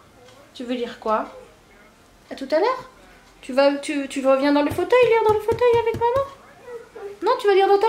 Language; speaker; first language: French; native; French